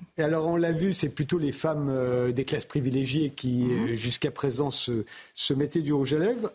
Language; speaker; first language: French; native; French